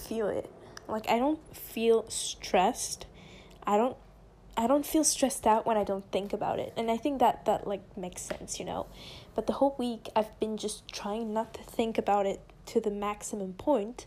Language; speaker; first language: English; non-native, fluent; French